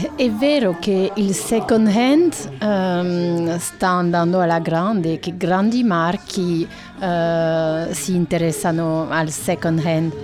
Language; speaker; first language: Italian; non-native, fluent; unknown